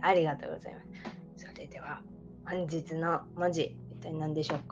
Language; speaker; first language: Japanese; native; Japanese